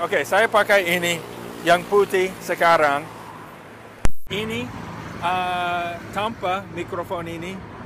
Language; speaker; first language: Indonesian; non-native, fluent; English